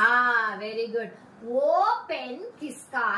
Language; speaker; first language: Hindi; non-native, local second language; Tamil